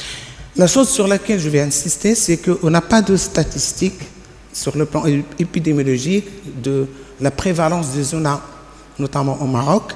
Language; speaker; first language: French; non-native, local second language; Arabic